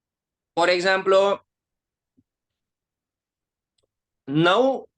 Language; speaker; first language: Portuguese; non-native, learner; Hindi